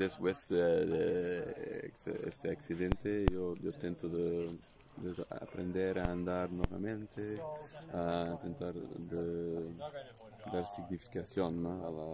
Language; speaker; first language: Spanish; non-native, fluent; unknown